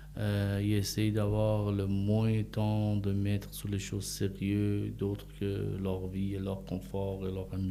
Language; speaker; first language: French; non-native, fluent; Persian